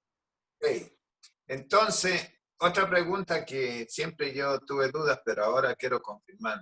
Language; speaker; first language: Spanish; native; Spanish